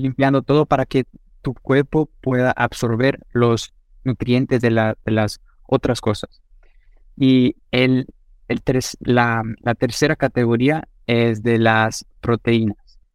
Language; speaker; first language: Spanish; non-native, fluent; Portuguese